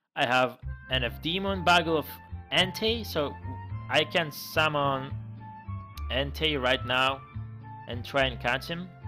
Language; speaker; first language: English; non-native, fluent; Greek